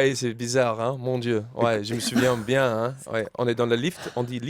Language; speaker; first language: French; non-native, fluent; English